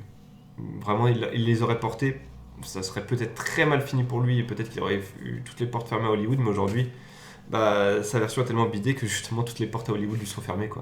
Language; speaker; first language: French; native; French